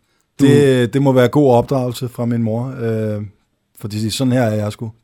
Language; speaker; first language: Danish; native; Danish